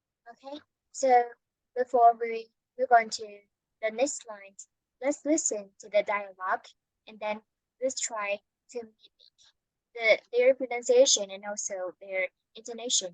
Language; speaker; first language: English; non-native, fluent; Vietnamese